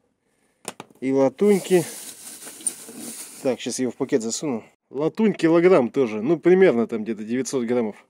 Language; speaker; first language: Russian; native; Russian